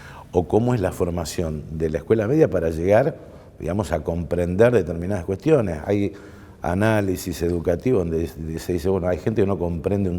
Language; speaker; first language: Spanish; native; Spanish